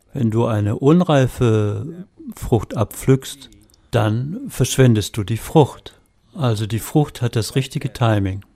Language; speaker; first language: German; native; German